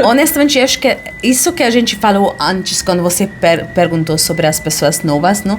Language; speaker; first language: Portuguese; non-native, fluent; Hungarian